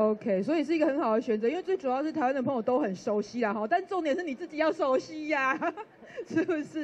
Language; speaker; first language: Chinese; native; Chinese